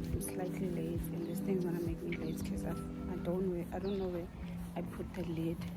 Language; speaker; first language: English; non-native, local second language; Zulu